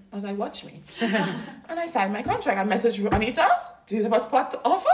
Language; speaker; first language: English; native; English